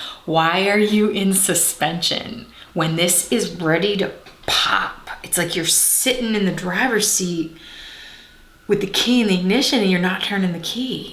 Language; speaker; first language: English; native; English